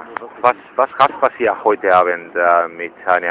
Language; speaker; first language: German; non-native, learner; Spanish